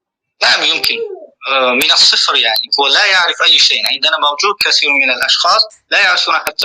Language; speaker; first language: Arabic; non-native, fluent; Uzbek